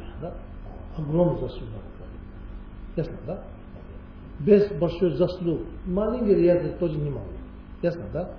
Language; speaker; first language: Russian; non-native, learner; Tibetan